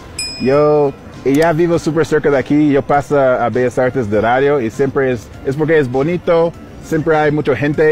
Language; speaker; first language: Spanish; non-native, learner; English